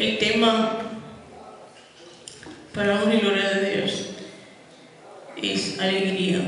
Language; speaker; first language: Spanish; native; Spanish